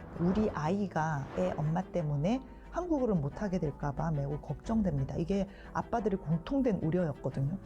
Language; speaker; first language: Korean; native; Korean